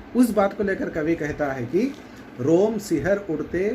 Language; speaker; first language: Hindi; non-native, local second language; Telugu